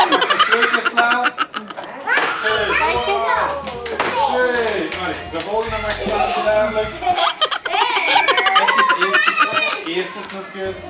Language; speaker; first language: Dutch; native; Dutch